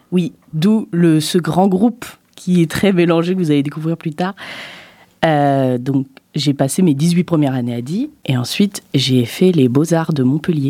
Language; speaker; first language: French; native; French